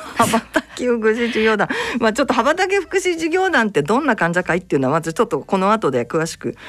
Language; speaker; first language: Japanese; native; Japanese